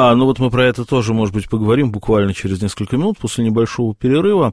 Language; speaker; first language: Russian; native; Russian